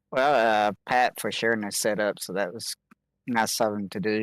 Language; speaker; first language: English; native; English